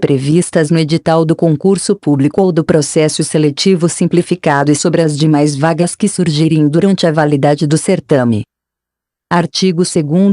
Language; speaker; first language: Portuguese; native; Portuguese